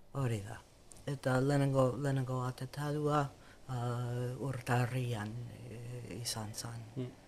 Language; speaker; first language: Basque; non-native, fluent; English